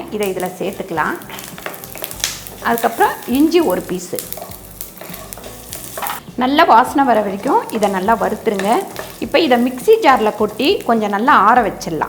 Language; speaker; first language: Tamil; native; Tamil